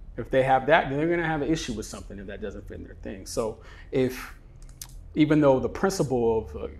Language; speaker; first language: English; native; English